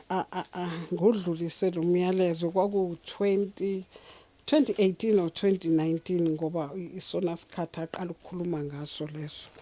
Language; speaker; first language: Zulu; native; Zulu